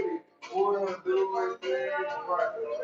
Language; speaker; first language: Italian; non-native, learner; Portuguese